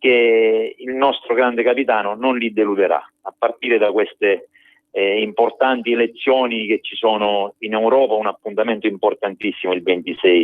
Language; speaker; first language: Italian; native; Italian